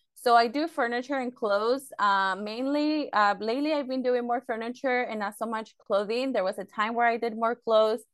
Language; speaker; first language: English; early bilingual, other home language; Spanish